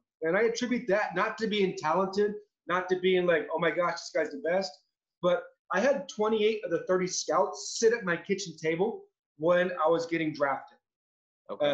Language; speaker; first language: English; native; English